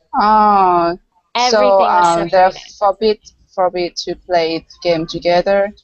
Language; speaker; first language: English; non-native, learner; Thai